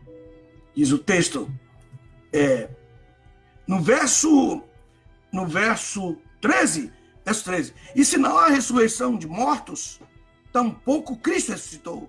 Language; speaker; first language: Portuguese; native; Portuguese